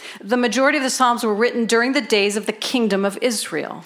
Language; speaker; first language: English; native; English